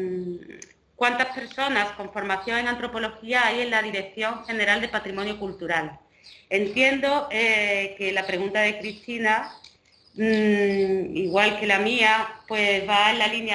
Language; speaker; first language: Spanish; native; Spanish